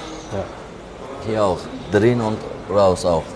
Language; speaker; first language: German; non-native, learner; Turkish